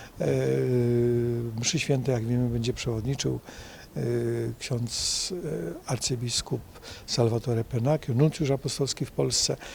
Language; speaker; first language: Polish; native; Polish